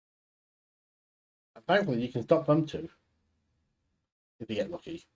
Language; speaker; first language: English; native; English